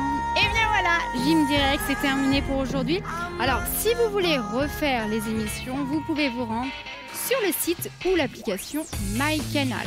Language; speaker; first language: French; native; French